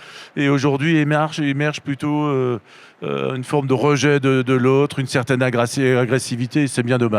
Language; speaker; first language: French; native; French